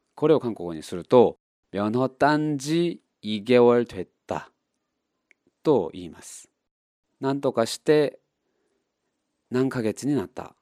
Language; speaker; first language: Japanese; non-native, fluent; Korean